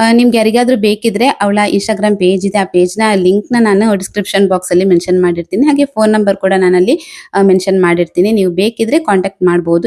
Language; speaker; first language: Kannada; non-native, local second language; Tulu